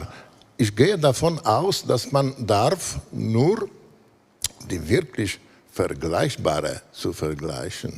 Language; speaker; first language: German; non-native, fluent; Polish